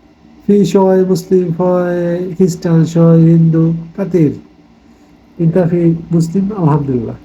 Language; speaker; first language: Arabic; non-native, learner; Bangla